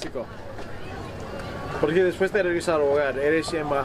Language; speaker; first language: Spanish; non-native, fluent; English